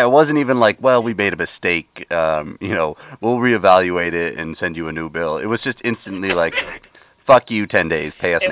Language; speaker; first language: English; native; English